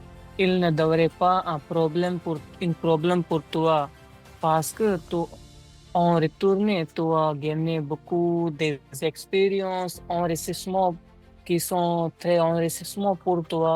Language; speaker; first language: French; non-native, learner; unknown